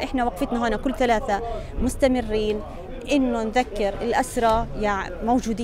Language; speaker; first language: Arabic; native; Arabic